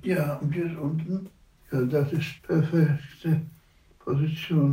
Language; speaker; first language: German; non-native, fluent; Polish